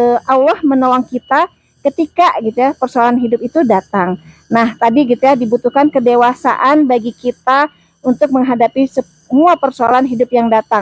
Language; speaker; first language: Indonesian; native; Indonesian